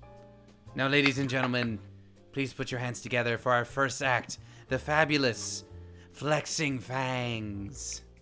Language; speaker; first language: English; native; English